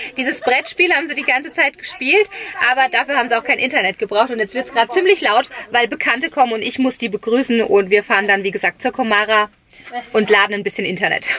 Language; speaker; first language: German; early bilingual, other home language; Italian